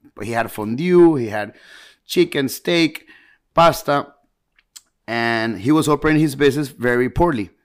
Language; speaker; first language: English; early bilingual, heritage; Spanish